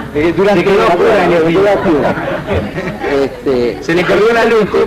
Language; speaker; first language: Spanish; native; Spanish